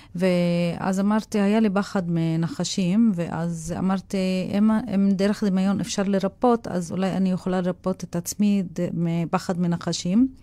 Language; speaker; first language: Hebrew; non-native, local second language; Arabic